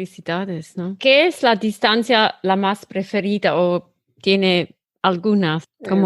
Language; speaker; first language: Spanish; non-native, learner; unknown